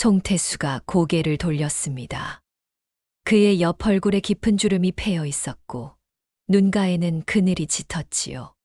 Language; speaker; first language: Korean; native; Korean